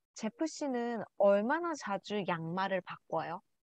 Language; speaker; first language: Korean; native; Korean